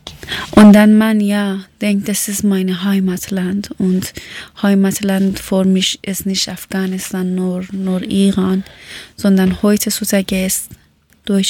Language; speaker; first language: German; non-native, learner; Persian